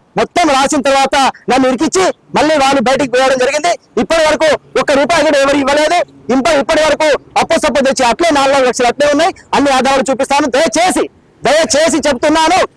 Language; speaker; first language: Telugu; non-native, local second language; Lambadi